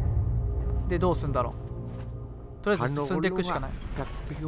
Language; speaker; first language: Japanese; native; Japanese